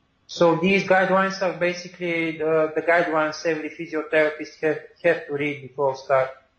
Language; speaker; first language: English; non-native, fluent; Bulgarian